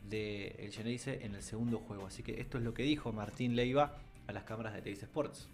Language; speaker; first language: Spanish; native; Spanish